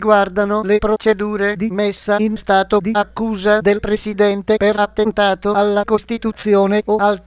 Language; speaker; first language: Italian; native; Italian